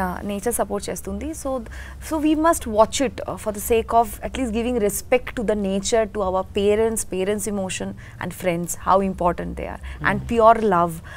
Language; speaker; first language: Telugu; non-native, local second language; Bangla